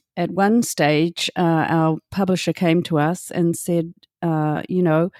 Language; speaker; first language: English; native; English